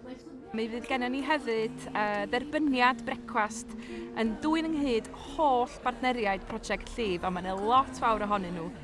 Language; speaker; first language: Welsh; native; Welsh